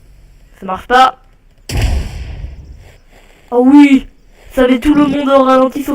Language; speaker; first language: French; native; French